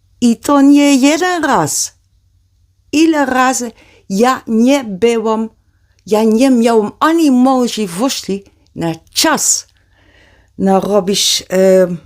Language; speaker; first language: Polish; non-native, learner; Dutch